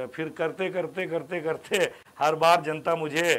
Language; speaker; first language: Hindi; native; Hindi